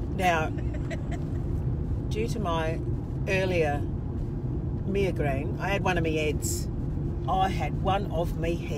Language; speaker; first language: English; native; English